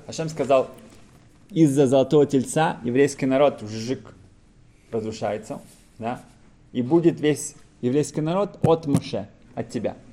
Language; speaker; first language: Russian; early bilingual, heritage; Russian